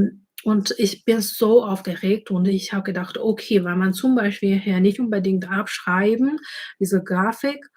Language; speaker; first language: German; non-native, fluent; Chinese